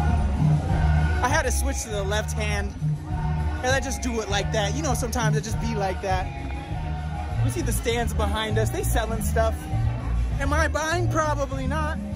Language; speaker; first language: English; native; English